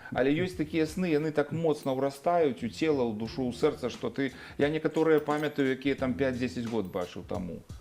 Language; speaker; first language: Belarusian; native; Belarusian